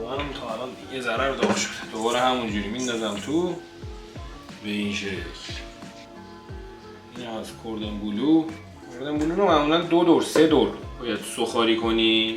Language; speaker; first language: Persian; native; Persian